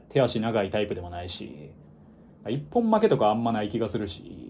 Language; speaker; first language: Japanese; native; Japanese